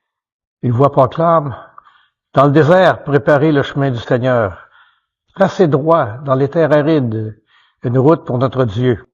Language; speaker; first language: French; native; French